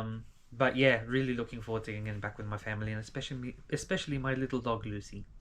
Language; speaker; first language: English; native; English